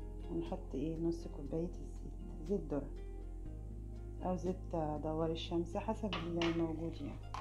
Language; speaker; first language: Arabic; native; Arabic